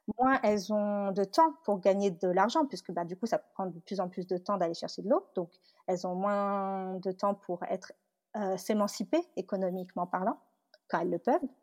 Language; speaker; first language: French; early bilingual, other home language; Tamil